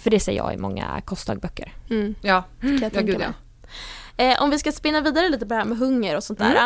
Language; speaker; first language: Swedish; native; Swedish